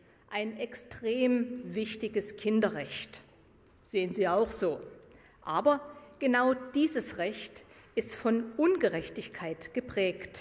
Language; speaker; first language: German; native; German